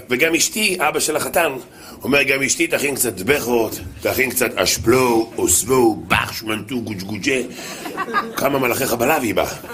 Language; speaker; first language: Hebrew; native; Hebrew